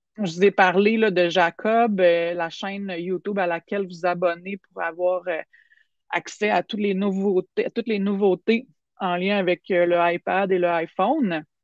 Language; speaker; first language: French; native; French